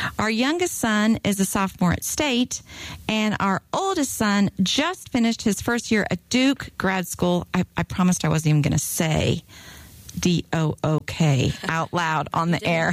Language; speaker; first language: English; native; English